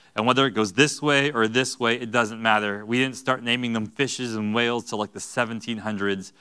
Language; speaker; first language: English; native; English